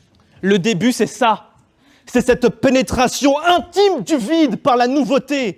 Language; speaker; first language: French; native; French